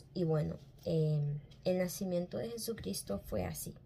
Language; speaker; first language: Spanish; native; Spanish